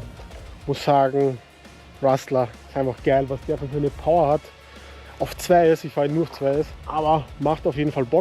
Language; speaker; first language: German; native; German